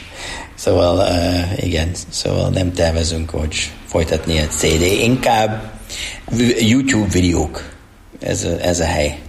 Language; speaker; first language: Hungarian; non-native, learner; English